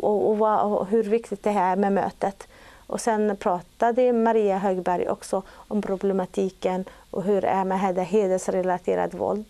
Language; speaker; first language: Swedish; non-native, fluent; Arabic